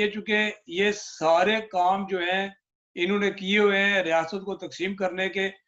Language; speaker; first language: Urdu; non-native, local second language; Punjabi